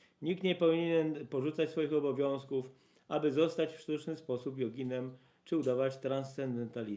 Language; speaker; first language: Polish; native; Polish